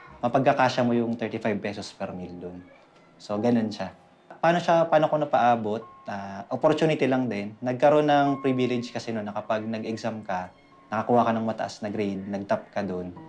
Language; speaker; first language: Filipino; non-native, local second language; Bikol